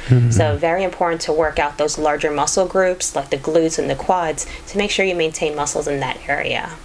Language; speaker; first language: English; native; English